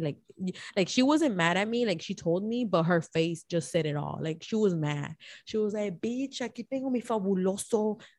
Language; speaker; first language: English; early bilingual, other home language; Spanish